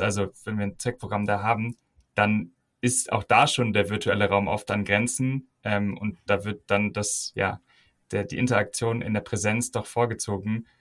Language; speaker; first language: German; native; German